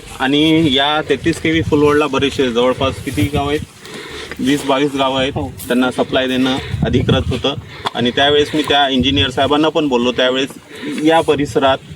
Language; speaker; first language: Marathi; native; Marathi